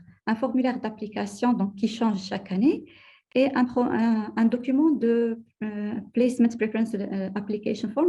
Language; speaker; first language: French; non-native, local second language; Arabic